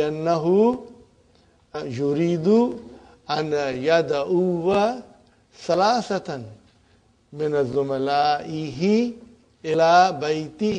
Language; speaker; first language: Arabic; non-native, fluent; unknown